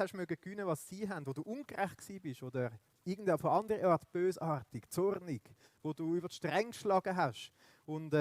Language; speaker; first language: German; native; German